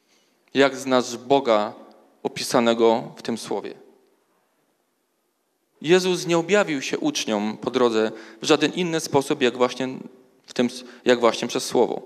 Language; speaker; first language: Polish; native; Polish